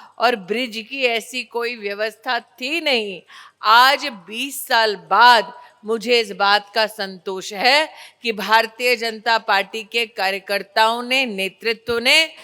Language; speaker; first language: Hindi; native; Hindi